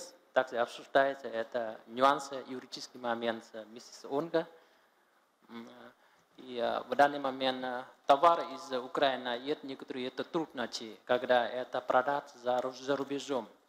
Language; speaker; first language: Russian; non-native, learner; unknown